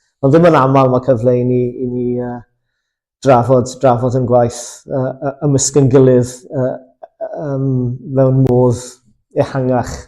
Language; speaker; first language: Welsh; native; Welsh